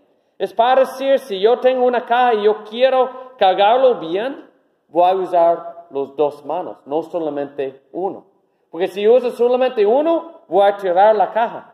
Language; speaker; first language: Spanish; non-native, learner; English